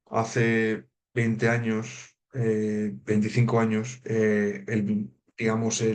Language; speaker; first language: Spanish; native; Spanish